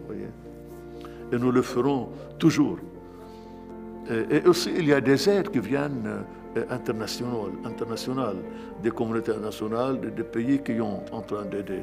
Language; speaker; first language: French; non-native, local second language; Arabic